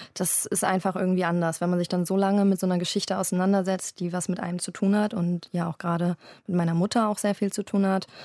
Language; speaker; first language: German; native; German